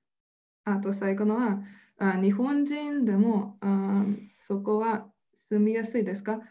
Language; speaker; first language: Japanese; non-native, fluent; Slovenian